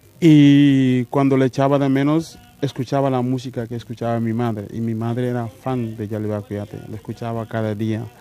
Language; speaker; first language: Spanish; non-native, fluent; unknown